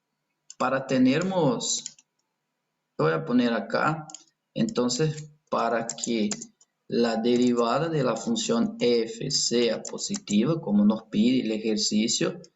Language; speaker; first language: Spanish; non-native, fluent; Portuguese